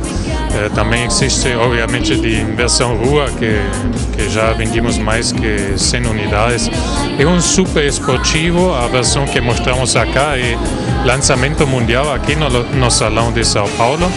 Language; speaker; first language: Portuguese; non-native, fluent; Spanish